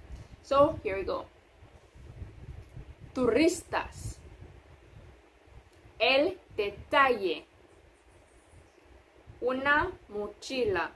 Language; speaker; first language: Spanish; non-native, fluent; English